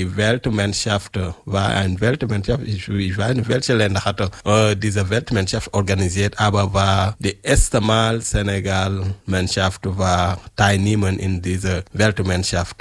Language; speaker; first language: German; non-native, learner; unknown